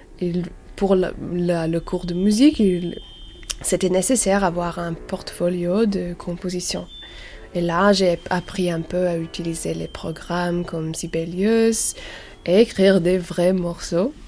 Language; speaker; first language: French; non-native, learner; English